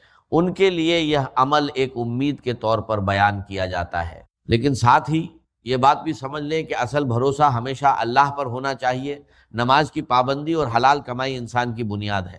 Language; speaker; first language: Urdu; native; Urdu